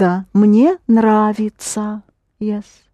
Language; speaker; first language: Russian; non-native, fluent; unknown